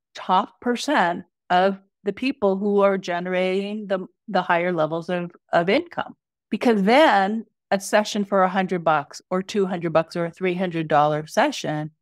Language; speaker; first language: English; native; English